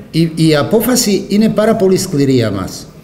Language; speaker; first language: Greek; non-native, fluent; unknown